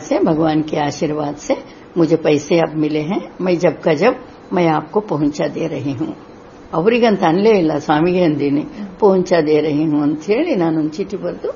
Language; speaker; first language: Kannada; non-native, local second language; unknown